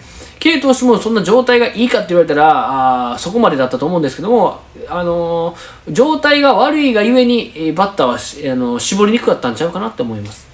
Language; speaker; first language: Japanese; native; Japanese